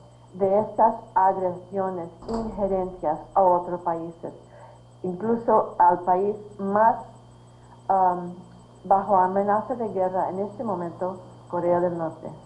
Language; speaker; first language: Spanish; early bilingual, heritage; Spanish